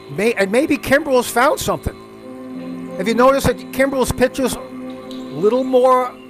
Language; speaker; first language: English; native; English